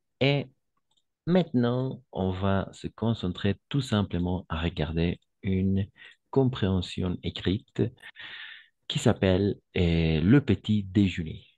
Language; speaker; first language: French; non-native, fluent; Spanish